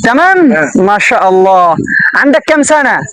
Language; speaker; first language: Arabic; non-native, learner; Bangla